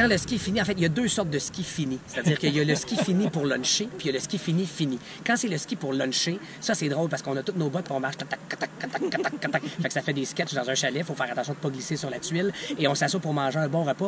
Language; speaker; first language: French; native; French